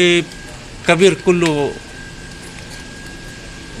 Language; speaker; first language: Arabic; non-native, learner; Filipino